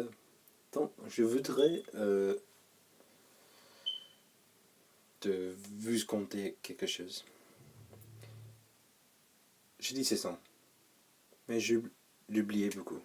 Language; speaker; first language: French; non-native, learner; English